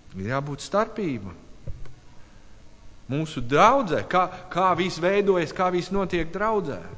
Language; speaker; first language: Latvian; non-native, learner; English